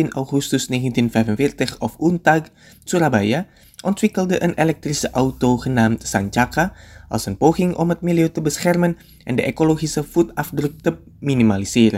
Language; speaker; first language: Dutch; non-native, fluent; Indonesian